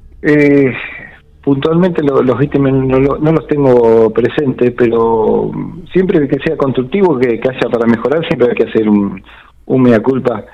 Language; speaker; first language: Spanish; native; Spanish